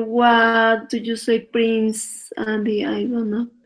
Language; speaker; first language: English; non-native, learner; Spanish